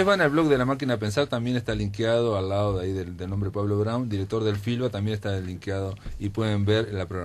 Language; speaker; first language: Spanish; native; Spanish